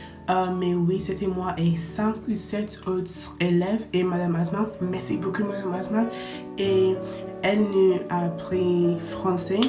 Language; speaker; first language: French; non-native, learner; English